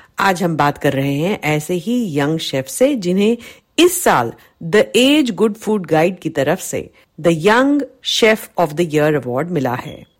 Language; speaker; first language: Hindi; native; Hindi